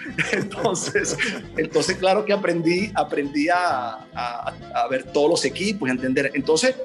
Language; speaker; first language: Spanish; early bilingual, other home language; Italian